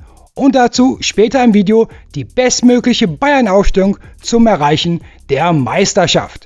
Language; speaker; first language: German; native; German